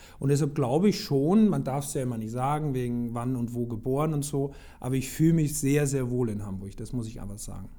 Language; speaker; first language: German; native; German